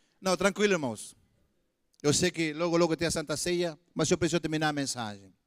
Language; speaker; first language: Portuguese; non-native, fluent; Spanish